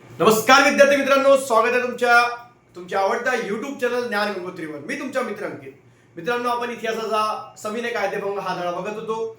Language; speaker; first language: Marathi; non-native, local second language; Hindi